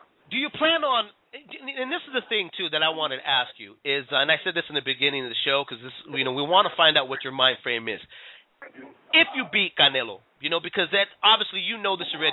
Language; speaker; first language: English; early bilingual, other home language; Spanish